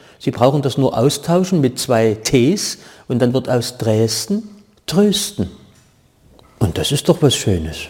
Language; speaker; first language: German; native; German